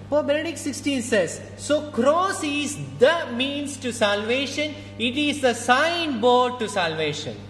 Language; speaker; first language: English; non-native, local second language; Malayalam